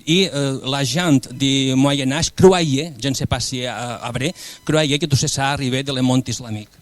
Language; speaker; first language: French; non-native, fluent; Spanish